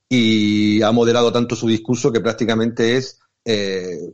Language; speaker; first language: Spanish; native; Spanish